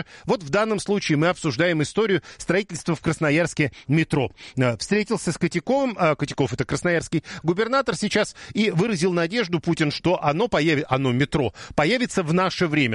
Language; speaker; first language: Russian; native; Russian